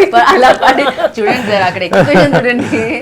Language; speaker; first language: Telugu; native; Telugu